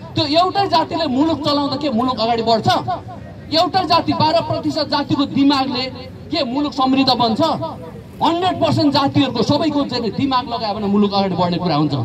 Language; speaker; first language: Nepali; non-native, local second language; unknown